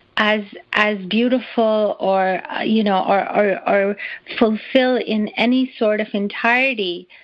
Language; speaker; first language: English; non-native, local second language; Urdu